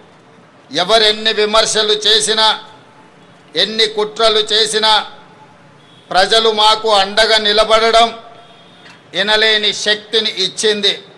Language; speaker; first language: Telugu; native; Telugu